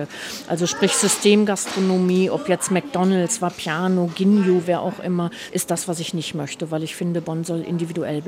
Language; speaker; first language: German; native; German